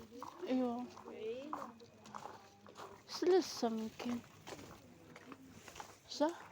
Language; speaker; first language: Arabic; non-native, learner; Filipino